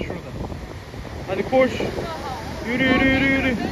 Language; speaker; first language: Turkish; native; Turkish